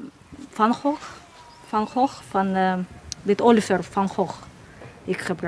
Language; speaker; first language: Dutch; non-native, learner; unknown